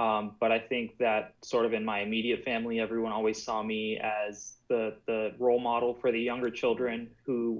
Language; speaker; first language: English; native; English